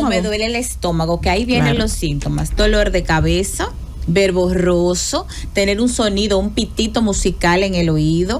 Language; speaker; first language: Spanish; native; Spanish